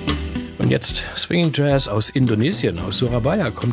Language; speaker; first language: German; native; German